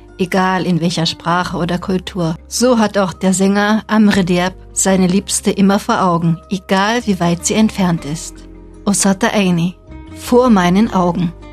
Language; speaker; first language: German; native; German